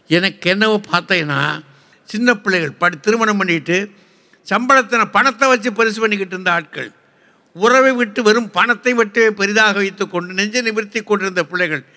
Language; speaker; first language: Tamil; native; Tamil